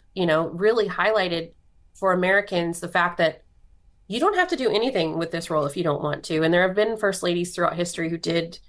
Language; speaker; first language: English; native; English